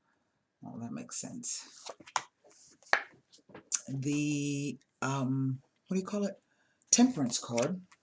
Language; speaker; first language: English; native; English